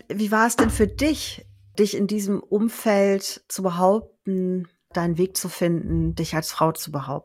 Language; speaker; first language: German; native; German